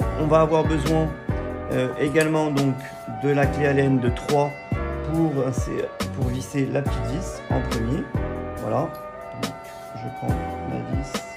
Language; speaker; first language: French; native; French